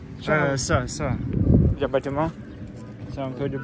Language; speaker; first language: French; non-native, learner; English